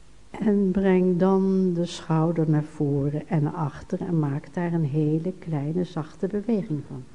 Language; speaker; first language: Dutch; native; Dutch